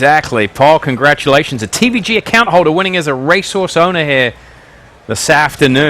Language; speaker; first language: English; native; English